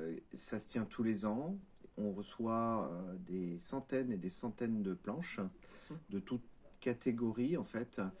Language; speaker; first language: French; native; French